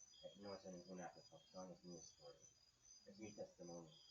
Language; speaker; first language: Spanish; non-native, fluent; English